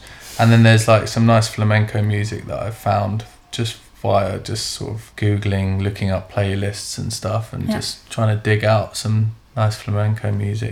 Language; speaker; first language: English; native; English